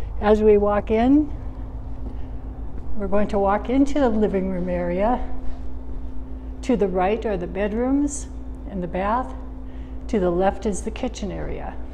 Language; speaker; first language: English; native; English